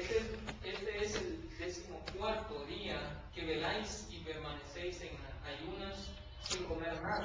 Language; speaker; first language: Spanish; native; Spanish